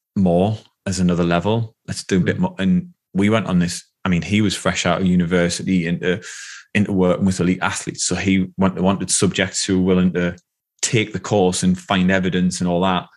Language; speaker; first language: English; native; English